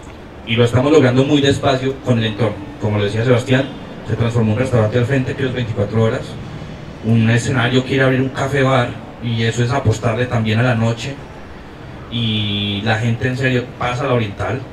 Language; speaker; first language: Spanish; native; Spanish